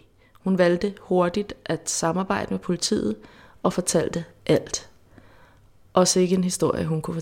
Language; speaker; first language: Danish; native; Danish